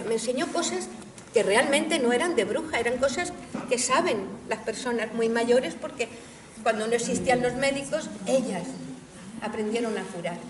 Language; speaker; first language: Spanish; native; Spanish